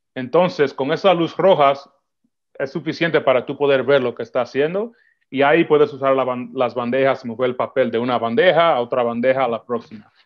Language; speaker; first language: Spanish; early bilingual, heritage; Spanish